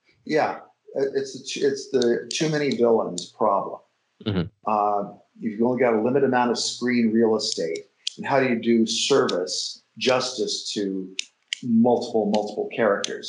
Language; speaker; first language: English; native; English